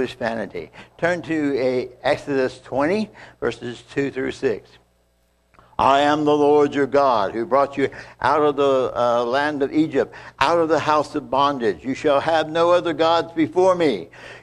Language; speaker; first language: English; native; English